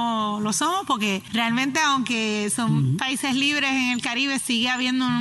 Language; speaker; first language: Spanish; native; Spanish